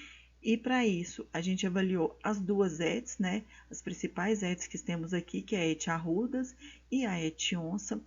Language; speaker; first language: Portuguese; native; Portuguese